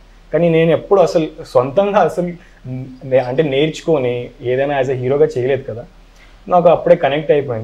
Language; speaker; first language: Telugu; non-native, local second language; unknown